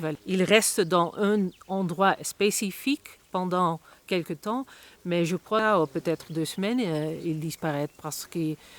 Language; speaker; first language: French; non-native, learner; Spanish